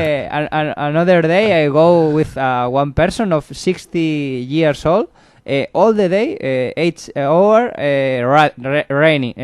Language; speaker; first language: English; non-native, learner; Spanish